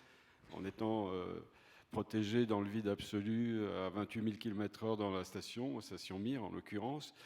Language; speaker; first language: French; native; French